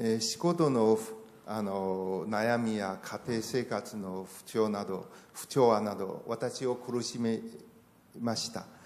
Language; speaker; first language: Japanese; non-native, fluent; Chinese